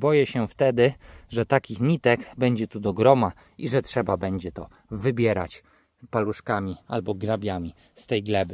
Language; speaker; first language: Polish; native; Polish